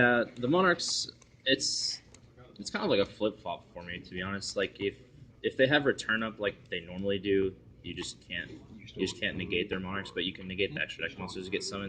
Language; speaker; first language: English; native; English